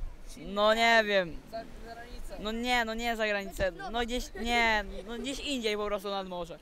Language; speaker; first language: Polish; native; Polish